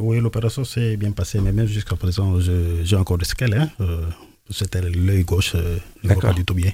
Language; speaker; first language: French; non-native, local second language; Lingala